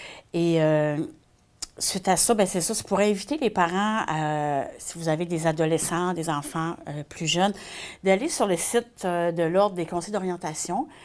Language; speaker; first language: French; native; French